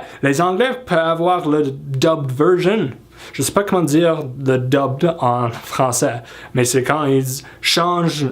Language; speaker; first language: French; non-native, fluent; English